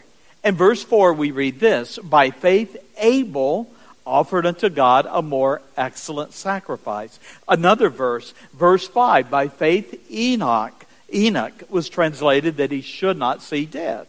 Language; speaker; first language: English; native; English